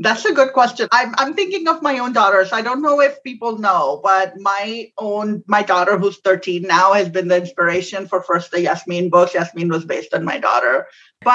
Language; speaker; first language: English; non-native, local second language; Urdu